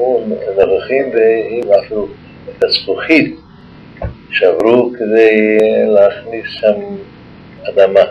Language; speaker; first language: Hebrew; non-native, fluent; Yiddish